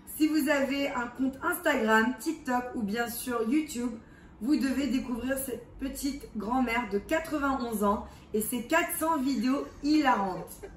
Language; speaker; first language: French; early bilingual, heritage; English